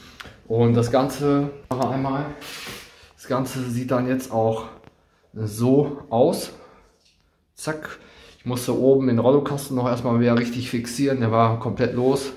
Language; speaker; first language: German; native; German